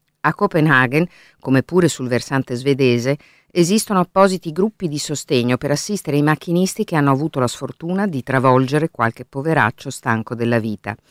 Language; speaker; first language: Italian; native; Italian